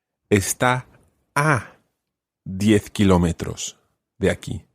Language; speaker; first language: Spanish; non-native, fluent; English